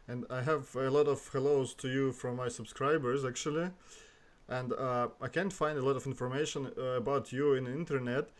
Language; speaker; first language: English; non-native, learner; Russian